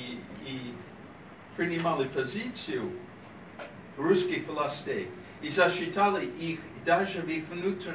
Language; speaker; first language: Russian; non-native, fluent; English